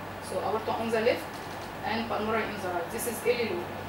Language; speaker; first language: English; non-native, fluent; Arabic